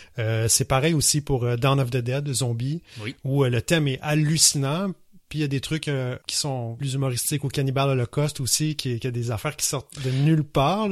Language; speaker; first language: French; native; French